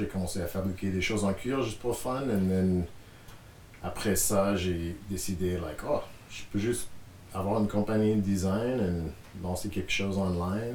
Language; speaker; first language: French; non-native, fluent; English